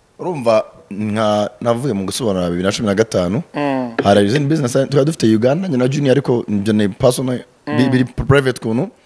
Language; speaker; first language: Kinyarwanda; early bilingual, heritage; Kinyarwanda